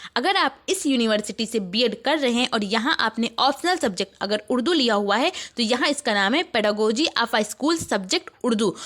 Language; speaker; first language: Urdu; native; Urdu